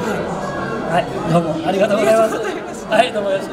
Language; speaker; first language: Japanese; non-native, fluent; Newari